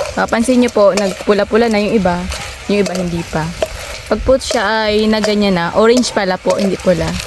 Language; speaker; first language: Filipino; native; Filipino